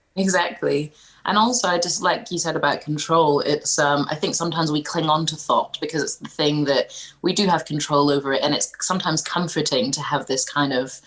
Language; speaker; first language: English; native; English